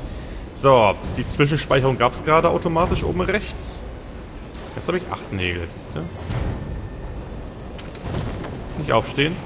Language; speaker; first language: German; native; German